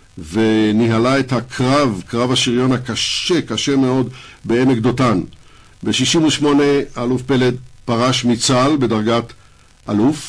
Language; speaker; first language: Hebrew; native; Hebrew